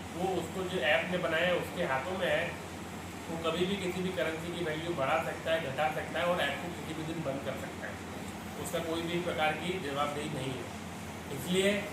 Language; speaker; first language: Hindi; non-native, local second language; Marathi